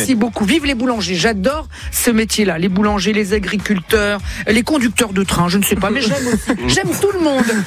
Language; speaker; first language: French; native; French